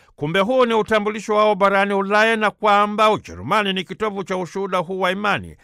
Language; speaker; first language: Swahili; native; Swahili